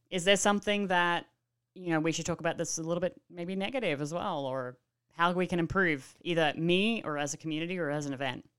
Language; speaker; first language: English; native; English